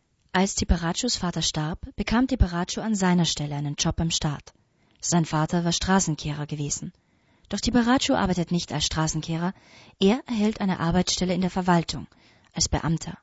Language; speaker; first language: German; native; German